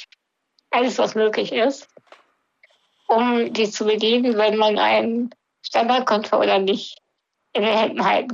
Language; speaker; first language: German; native; German